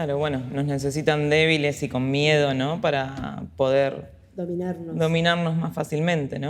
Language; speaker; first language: Spanish; native; Spanish